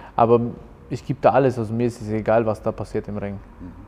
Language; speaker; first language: German; early bilingual, other home language; Albanian